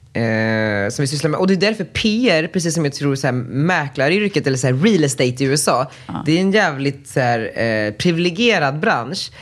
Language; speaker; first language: Swedish; native; Swedish